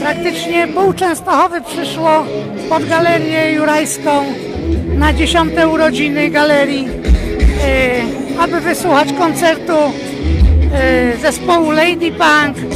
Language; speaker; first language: Polish; native; Polish